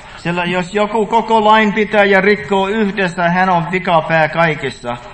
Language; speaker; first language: Finnish; early bilingual, heritage; Finnish